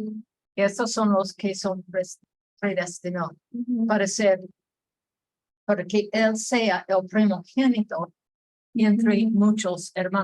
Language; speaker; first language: Spanish; non-native, fluent; English